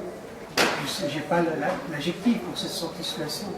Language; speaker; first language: French; non-native, fluent; Persian